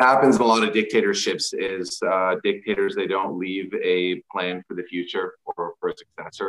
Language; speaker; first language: English; native; English